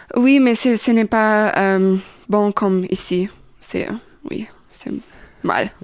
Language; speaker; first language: French; non-native, learner; German